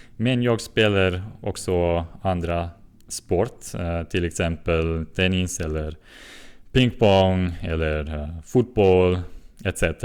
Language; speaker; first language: Swedish; non-native, learner; Swiss German